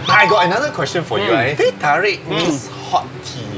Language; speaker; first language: English; non-native, local second language; Chinese